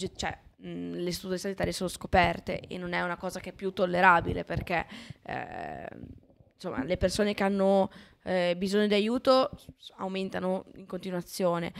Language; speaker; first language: Italian; native; Italian